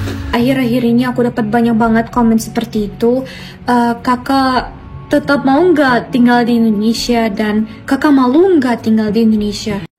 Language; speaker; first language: Indonesian; non-native, fluent; German